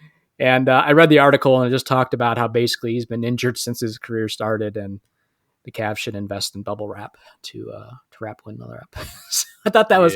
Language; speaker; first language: English; native; English